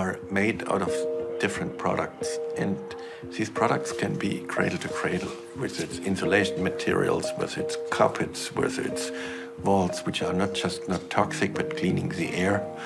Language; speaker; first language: English; non-native, fluent; German